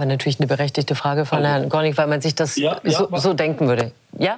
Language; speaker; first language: German; native; German